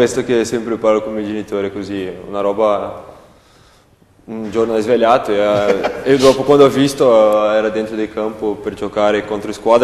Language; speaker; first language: Italian; non-native, learner; Portuguese